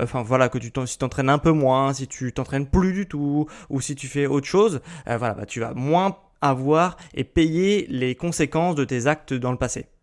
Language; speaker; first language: French; native; French